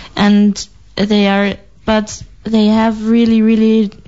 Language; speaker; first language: English; non-native, fluent; German